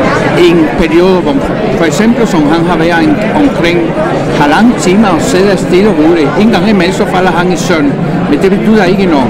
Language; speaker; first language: Danish; non-native, fluent; Spanish